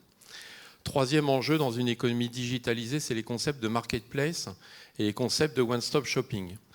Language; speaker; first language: French; native; French